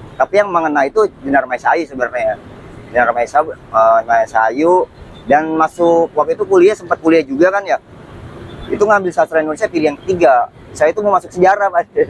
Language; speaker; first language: Indonesian; native; Indonesian